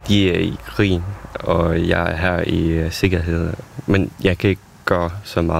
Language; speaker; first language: Danish; non-native, fluent; Ukrainian